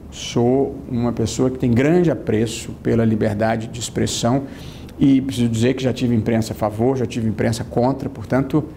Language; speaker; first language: Portuguese; native; Portuguese